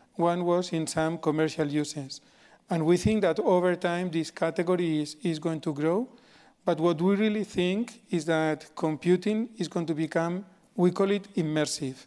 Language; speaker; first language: English; non-native, fluent; Spanish